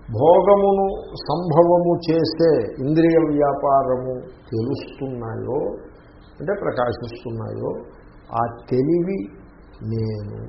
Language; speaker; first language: Telugu; native; Telugu